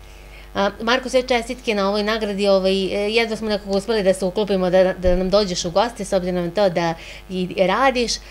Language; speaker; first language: Serbian; native; Serbian